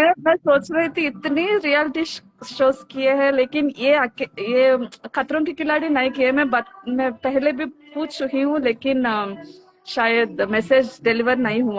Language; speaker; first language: Hindi; non-native, local second language; Telugu